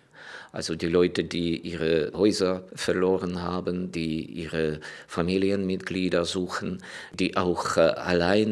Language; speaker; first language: German; non-native, fluent; Ukrainian